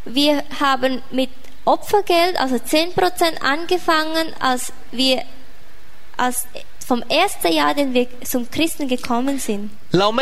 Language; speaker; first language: German; non-native, fluent; Thai